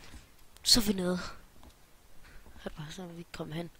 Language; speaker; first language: Danish; native; Danish